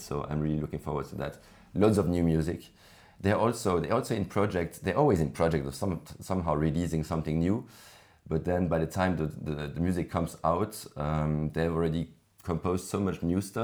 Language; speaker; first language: English; non-native, fluent; French